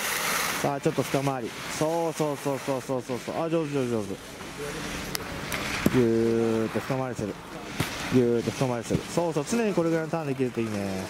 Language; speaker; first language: Japanese; native; Japanese